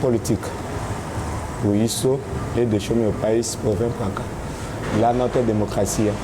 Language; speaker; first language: Portuguese; non-native, learner; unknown